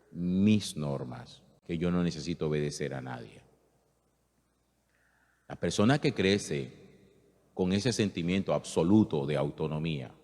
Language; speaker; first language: Spanish; native; Spanish